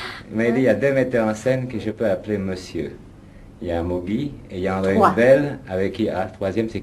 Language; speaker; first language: French; native; French